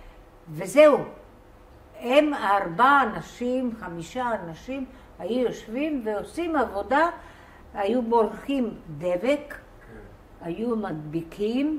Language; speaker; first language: Hebrew; non-native, fluent; Bulgarian